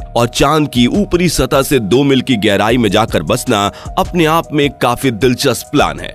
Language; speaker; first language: Hindi; native; Hindi